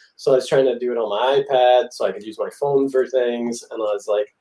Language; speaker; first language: English; native; English